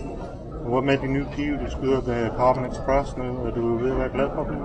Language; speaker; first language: Danish; native; Danish